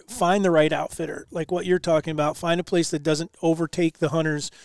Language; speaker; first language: English; native; English